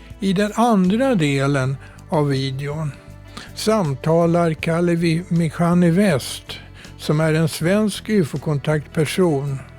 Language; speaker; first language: Swedish; native; Swedish